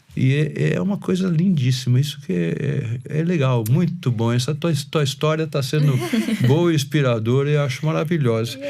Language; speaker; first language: Portuguese; native; Portuguese